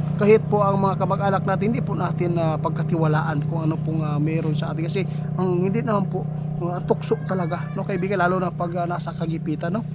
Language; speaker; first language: Filipino; non-native, local second language; Cebuano